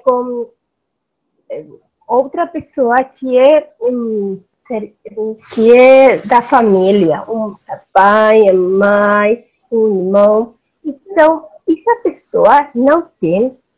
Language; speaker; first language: Portuguese; non-native, learner; Spanish